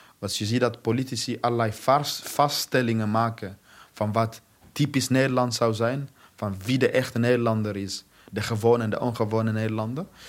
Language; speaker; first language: Dutch; non-native, fluent; Swahili